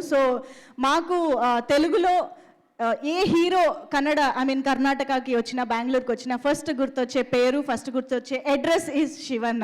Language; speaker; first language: Telugu; native; Telugu